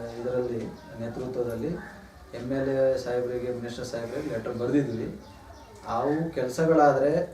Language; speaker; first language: Kannada; non-native, local second language; Lambadi